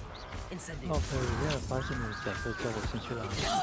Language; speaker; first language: Chinese; native; Chinese